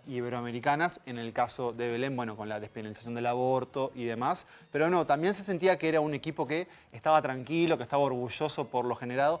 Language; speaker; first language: Spanish; native; Spanish